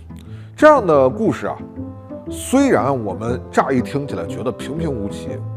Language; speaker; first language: Chinese; native; Chinese